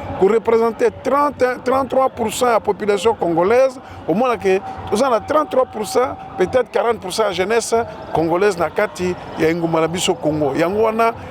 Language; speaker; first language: Lingala; non-native, local second language; Mongo